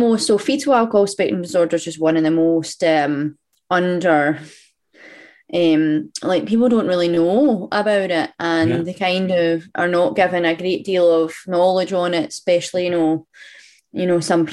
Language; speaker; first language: English; native; English